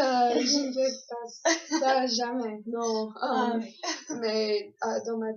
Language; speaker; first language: French; non-native, learner; English